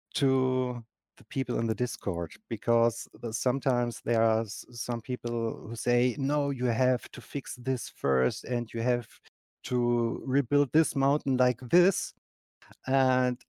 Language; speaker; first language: English; non-native, fluent; German